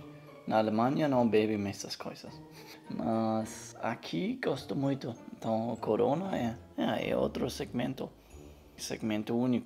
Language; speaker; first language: Portuguese; non-native, learner; German